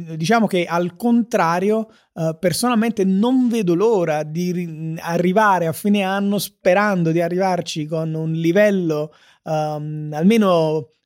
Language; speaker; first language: Italian; native; Italian